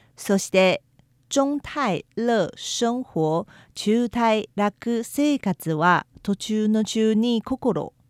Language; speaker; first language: Japanese; non-native, fluent; Chinese